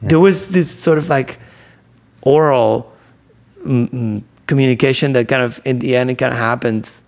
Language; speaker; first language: English; non-native, fluent; Spanish